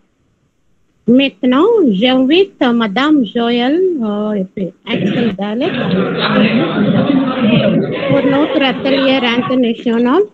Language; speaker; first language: French; non-native, learner; Tamil